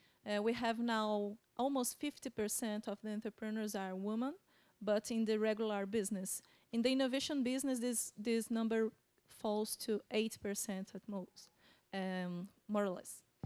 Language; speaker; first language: English; non-native, fluent; Portuguese